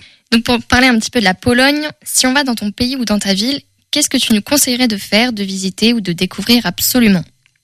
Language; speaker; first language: French; native; French